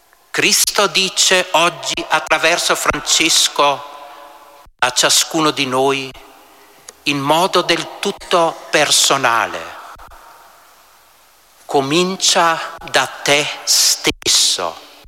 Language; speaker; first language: Italian; non-native, local second language; German